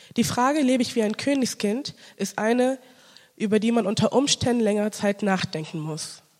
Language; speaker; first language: German; early bilingual, other home language; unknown